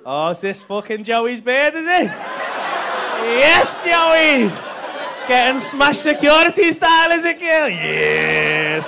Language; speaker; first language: English; native; English